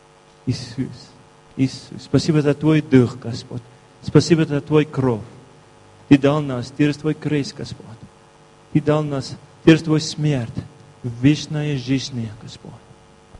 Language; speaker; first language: Russian; non-native, learner; English